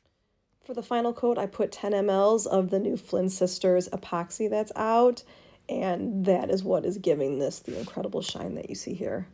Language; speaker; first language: English; native; English